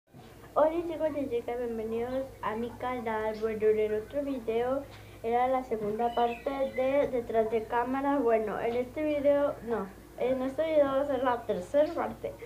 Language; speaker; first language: Spanish; native; Spanish